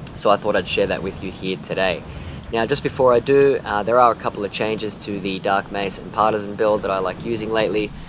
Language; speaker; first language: English; native; English